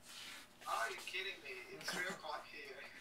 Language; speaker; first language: English; non-native, fluent; Portuguese